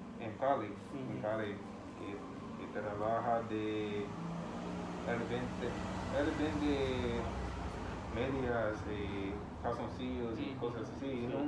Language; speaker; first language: Spanish; non-native, fluent; English